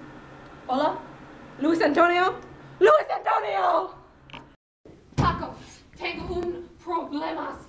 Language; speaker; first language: Spanish; non-native, learner; English